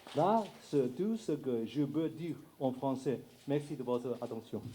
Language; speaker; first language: French; non-native, learner; Chinese